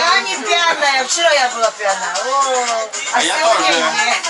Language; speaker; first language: Russian; non-native, fluent; Georgian